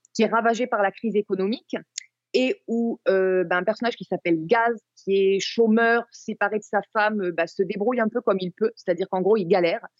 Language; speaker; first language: French; native; French